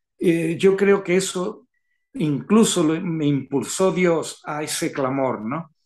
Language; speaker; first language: Spanish; native; Spanish